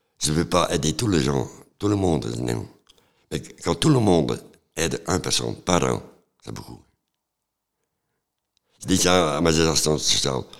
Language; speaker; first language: French; non-native, local second language; Dutch